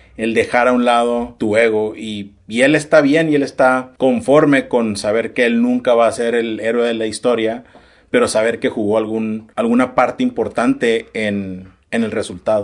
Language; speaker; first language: Spanish; native; Spanish